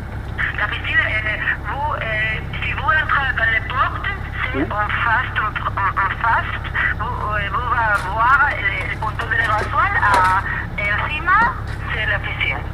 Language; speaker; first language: French; non-native, learner; Spanish